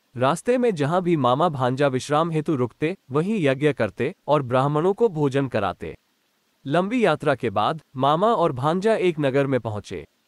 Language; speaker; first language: Hindi; non-native, local second language; Gujarati